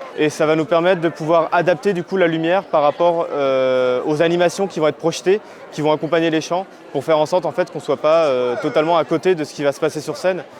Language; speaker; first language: French; native; French